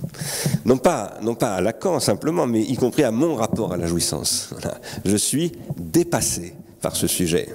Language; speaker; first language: French; native; French